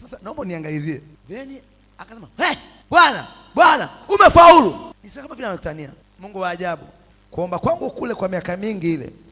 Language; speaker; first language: Swahili; non-native, local second language; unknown